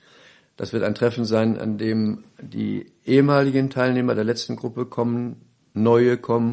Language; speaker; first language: German; native; German